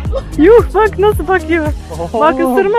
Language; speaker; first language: Turkish; non-native, fluent; Slovenian